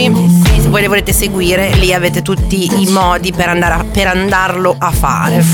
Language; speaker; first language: Italian; native; Italian